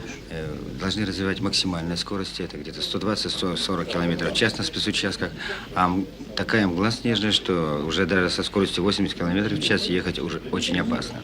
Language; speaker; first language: Russian; native; Russian